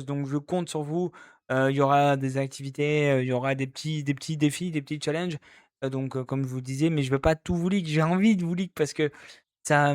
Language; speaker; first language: French; native; French